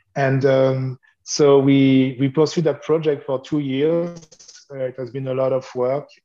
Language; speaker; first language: English; non-native, fluent; French